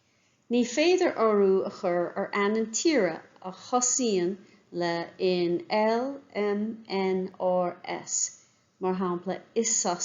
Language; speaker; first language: Irish; non-native, local second language; English